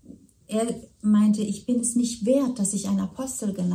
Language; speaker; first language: German; native; German